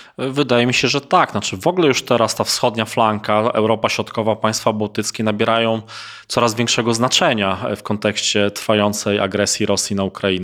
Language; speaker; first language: Polish; native; Polish